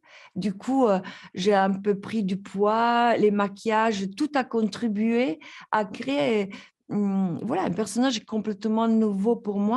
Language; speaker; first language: French; non-native, fluent; Italian